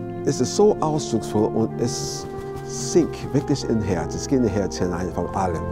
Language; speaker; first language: German; non-native, fluent; English